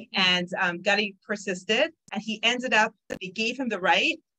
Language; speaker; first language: English; native; English